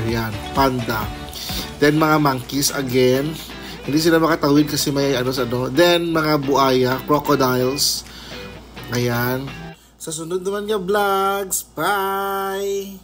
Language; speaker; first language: Filipino; non-native, local second language; Hiligaynon